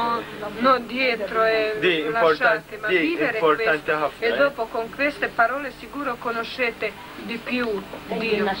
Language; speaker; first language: Italian; non-native, learner; Croatian